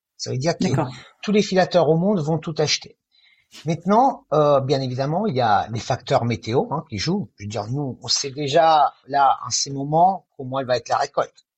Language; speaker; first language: French; non-native, fluent; Italian